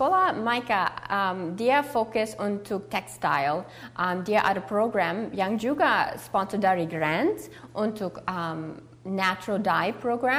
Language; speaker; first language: Indonesian; early bilingual, heritage; English